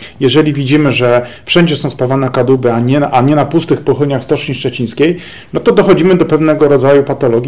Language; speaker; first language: Polish; native; Polish